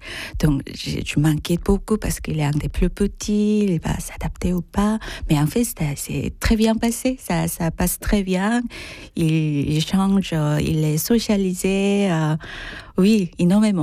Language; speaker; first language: French; non-native, fluent; Korean